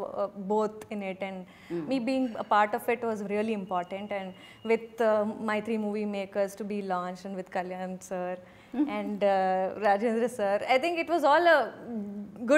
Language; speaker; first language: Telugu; non-native, learner; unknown